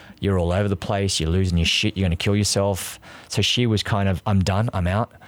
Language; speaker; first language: English; native; English